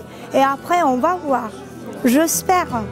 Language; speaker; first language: French; non-native, learner; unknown